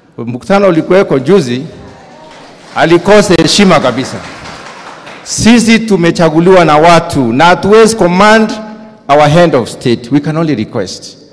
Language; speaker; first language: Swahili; non-native, local second language; Meru